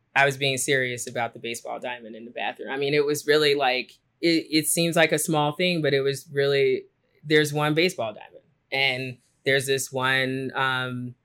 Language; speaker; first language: English; native; English